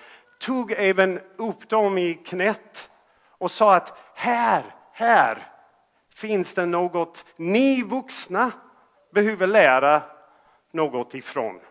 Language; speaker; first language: Swedish; non-native, fluent; English